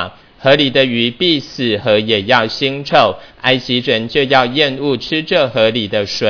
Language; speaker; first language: Chinese; native; Chinese